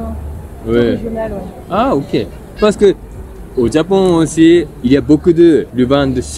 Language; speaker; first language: French; non-native, learner; Japanese